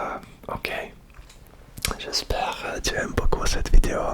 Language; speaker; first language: French; non-native, learner; Russian